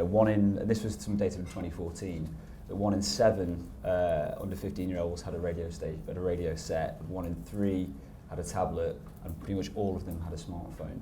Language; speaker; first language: English; native; English